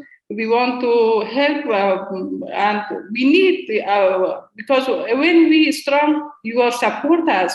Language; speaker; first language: English; non-native, learner; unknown